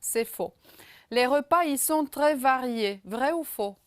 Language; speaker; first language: French; non-native, fluent; Romanian